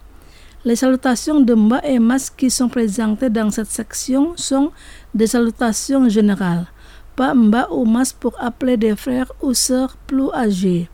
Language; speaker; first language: French; non-native, fluent; Indonesian